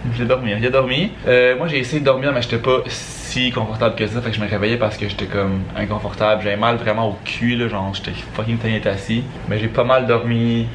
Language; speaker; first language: French; native; French